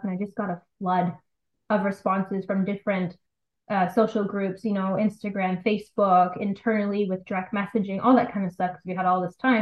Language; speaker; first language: English; native; English